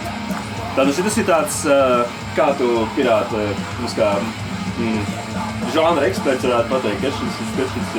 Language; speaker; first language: Latvian; native; Latvian